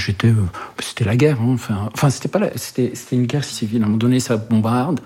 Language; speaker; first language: French; early bilingual, other home language; Arabic